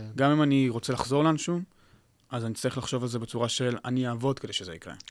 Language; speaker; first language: Hebrew; native; Hebrew